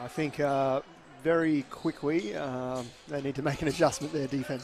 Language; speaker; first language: English; native; English